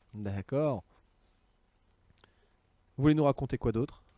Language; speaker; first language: French; native; French